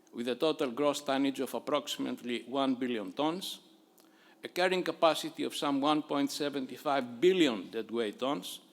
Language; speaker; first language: English; non-native, fluent; Greek